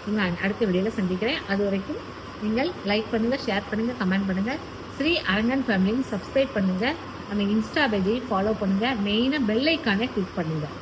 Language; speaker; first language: Tamil; native; Tamil